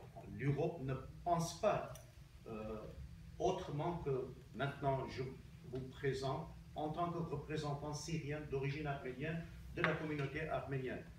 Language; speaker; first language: French; non-native, local second language; Armenian